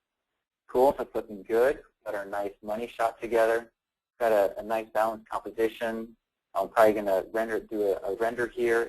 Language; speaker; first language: English; native; English